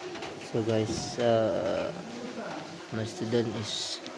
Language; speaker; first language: English; non-native, learner; Indonesian